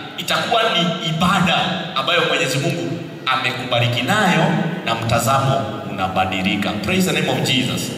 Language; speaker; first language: Swahili; non-native, local second language; Kikuyu